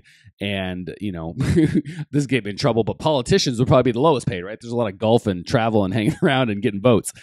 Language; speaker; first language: English; native; English